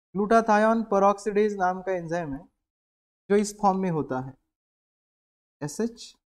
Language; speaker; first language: Hindi; native; Hindi